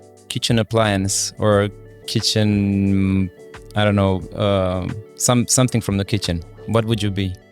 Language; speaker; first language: English; non-native, fluent; Romanian